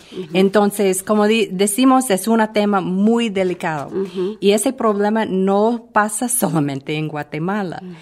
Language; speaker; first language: Spanish; non-native, fluent; English